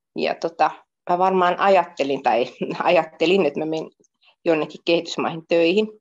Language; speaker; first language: Finnish; early bilingual, other home language; Spanish